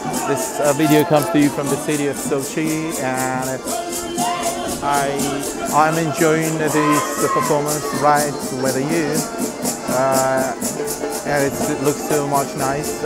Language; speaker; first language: English; non-native, fluent; Russian